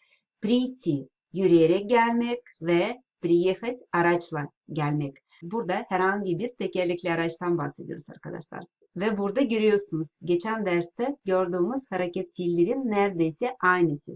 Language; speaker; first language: Turkish; non-native, fluent; Russian